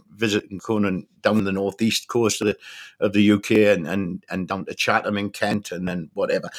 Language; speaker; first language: English; native; English